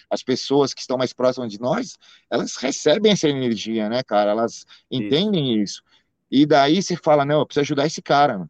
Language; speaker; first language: Portuguese; native; Portuguese